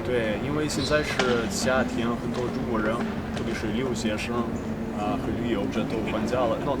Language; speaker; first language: Chinese; non-native, learner; Ukrainian